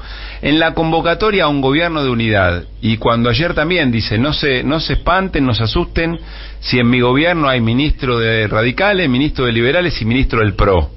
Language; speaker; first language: Spanish; native; Spanish